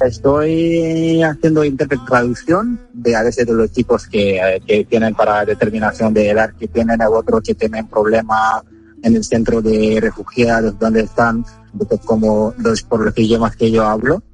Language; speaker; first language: Spanish; non-native, fluent; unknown